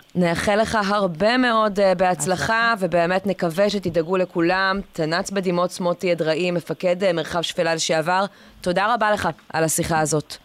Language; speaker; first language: Hebrew; native; Hebrew